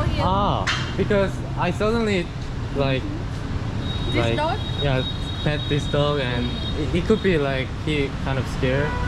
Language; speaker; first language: English; non-native, learner; Korean